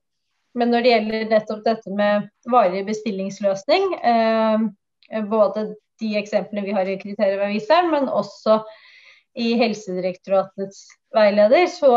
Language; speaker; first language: Norwegian; native; Norwegian